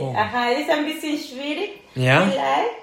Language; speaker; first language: German; non-native, learner; Spanish